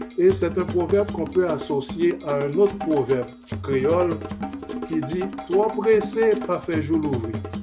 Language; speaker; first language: French; non-native, local second language; Haitian Creole